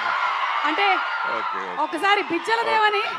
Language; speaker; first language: Telugu; native; Telugu